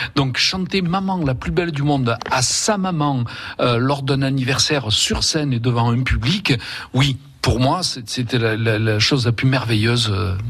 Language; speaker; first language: French; early bilingual, other home language; Spanish